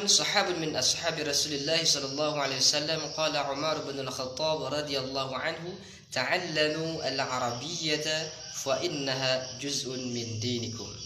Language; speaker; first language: Arabic; non-native, fluent; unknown